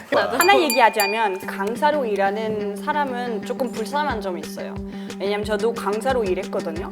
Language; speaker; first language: Korean; non-native, fluent; English